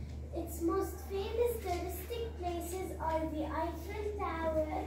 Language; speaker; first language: English; non-native, learner; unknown